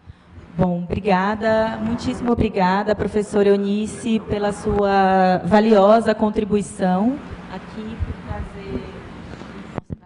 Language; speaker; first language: Portuguese; native; Portuguese